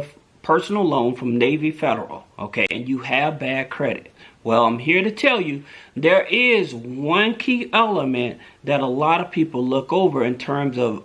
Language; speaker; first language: English; native; English